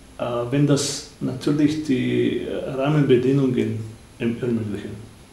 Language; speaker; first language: German; non-native, fluent; Bosnian